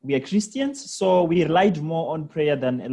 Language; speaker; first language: English; non-native, local second language; Venda